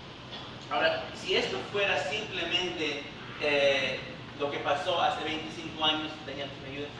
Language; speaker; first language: Spanish; early bilingual, heritage; Spanish